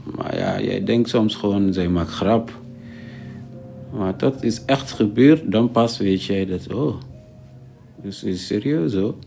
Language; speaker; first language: Dutch; non-native, fluent; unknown